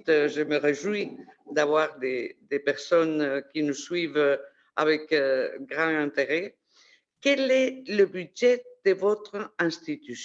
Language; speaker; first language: French; non-native, fluent; Spanish